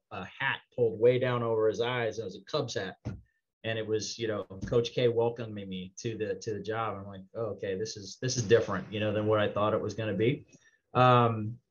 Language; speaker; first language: English; native; English